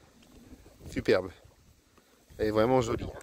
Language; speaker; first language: French; native; French